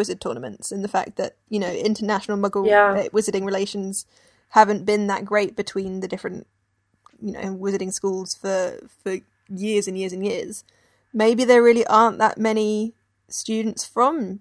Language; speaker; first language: English; native; English